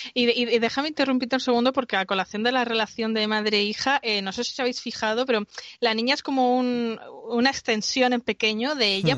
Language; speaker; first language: Spanish; native; Spanish